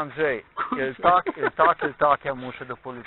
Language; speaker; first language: Polish; non-native, learner; Slovenian